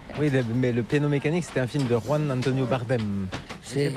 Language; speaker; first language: French; native; French